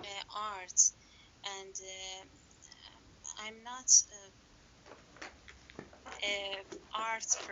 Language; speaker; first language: English; non-native, learner; Persian